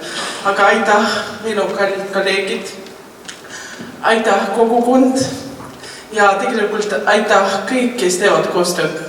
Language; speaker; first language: Estonian; non-native, local second language; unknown